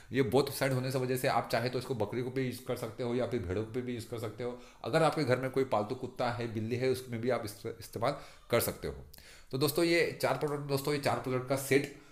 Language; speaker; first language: Hindi; non-native, local second language; Marathi